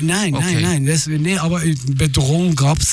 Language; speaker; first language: German; non-native, fluent; Persian